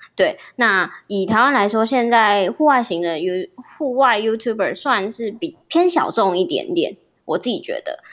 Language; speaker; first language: Chinese; native; Chinese